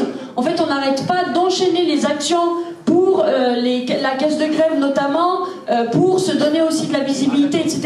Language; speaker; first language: French; native; French